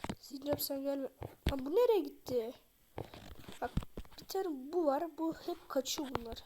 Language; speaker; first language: Turkish; native; Turkish